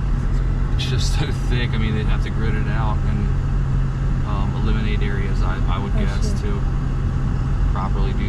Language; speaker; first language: English; native; English